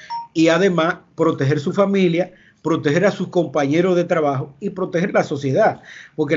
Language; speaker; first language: Spanish; native; Spanish